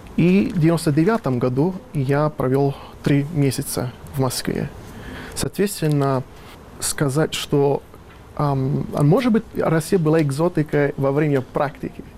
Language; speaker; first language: Russian; non-native, fluent; Italian